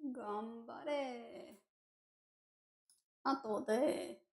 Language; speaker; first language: Japanese; non-native, learner; English